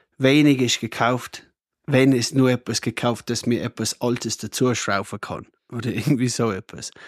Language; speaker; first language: German; non-native, fluent; English